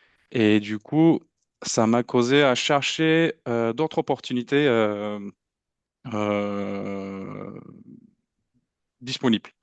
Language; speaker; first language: French; non-native, fluent; Turkish